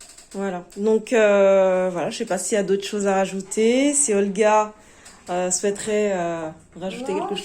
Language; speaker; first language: French; native; French